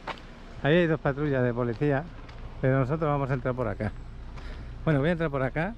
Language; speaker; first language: Spanish; native; Spanish